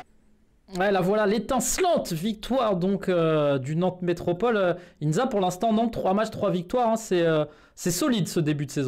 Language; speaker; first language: French; native; French